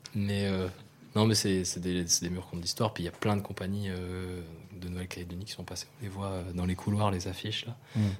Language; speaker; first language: French; native; French